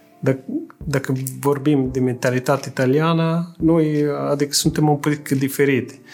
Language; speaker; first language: Romanian; non-native, fluent; Italian